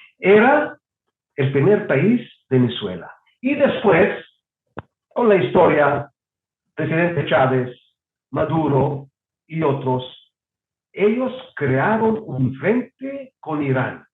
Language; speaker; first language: Spanish; non-native, fluent; Hebrew